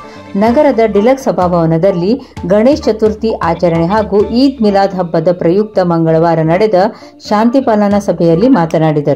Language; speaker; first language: Kannada; native; Kannada